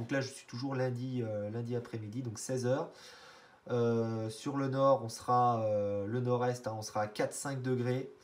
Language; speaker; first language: French; native; French